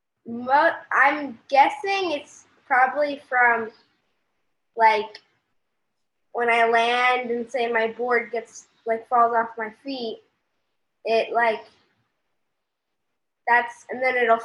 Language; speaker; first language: English; native; English